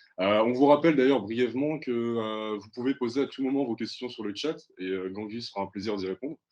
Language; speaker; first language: French; native; French